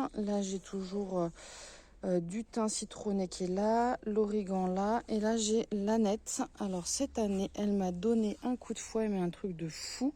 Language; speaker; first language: French; native; French